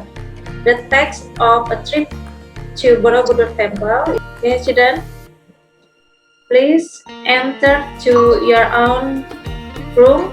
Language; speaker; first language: English; non-native, fluent; Indonesian